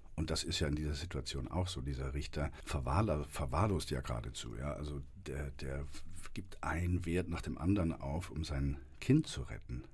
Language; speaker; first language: German; native; German